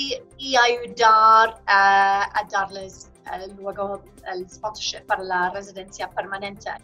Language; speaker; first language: Spanish; non-native, fluent; English